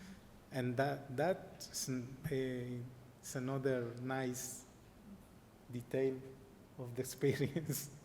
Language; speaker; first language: English; non-native, learner; Spanish